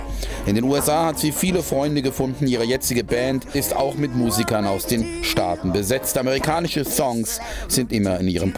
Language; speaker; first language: German; native; German